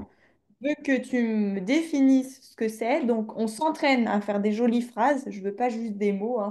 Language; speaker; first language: French; native; French